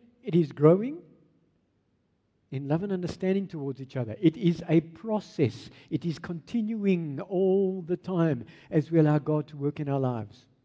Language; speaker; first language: English; non-native, local second language; Afrikaans